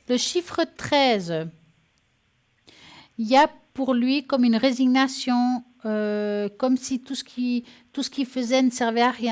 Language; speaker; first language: French; native; French